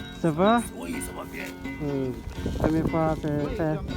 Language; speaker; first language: French; non-native, learner; Jarai